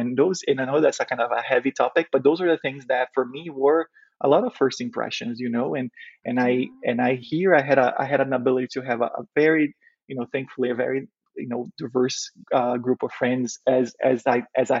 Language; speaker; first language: English; non-native, fluent; Portuguese